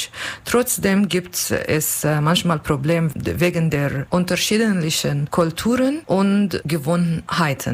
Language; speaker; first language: German; non-native, learner; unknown